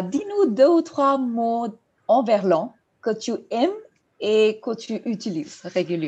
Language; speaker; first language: French; non-native, fluent; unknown